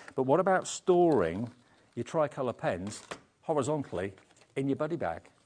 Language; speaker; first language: English; native; English